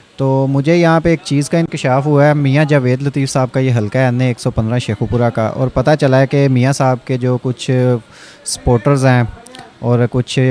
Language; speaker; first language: Urdu; non-native, local second language; Punjabi